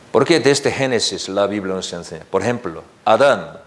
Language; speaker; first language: Spanish; non-native, learner; Korean